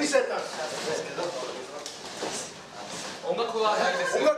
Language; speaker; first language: Japanese; non-native, learner; Korean